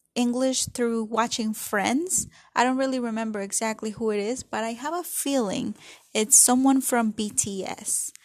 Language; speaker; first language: English; early bilingual, other home language; Spanish